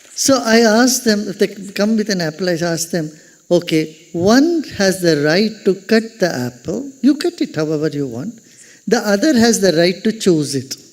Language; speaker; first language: English; non-native, local second language; Hindi